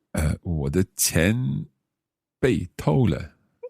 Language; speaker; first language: Chinese; non-native, learner; English